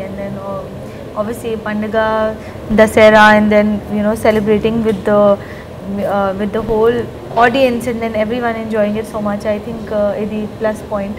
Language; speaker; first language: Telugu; non-native, learner; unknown